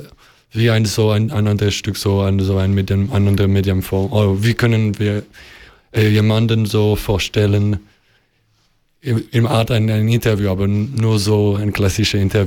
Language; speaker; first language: German; non-native, learner; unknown